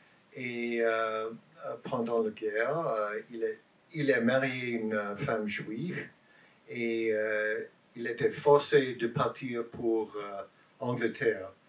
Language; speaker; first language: French; non-native, learner; English